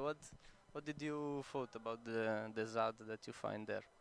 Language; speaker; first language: English; non-native, learner; Italian